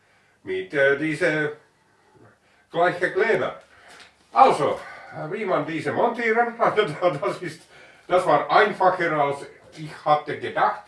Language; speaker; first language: German; non-native, learner; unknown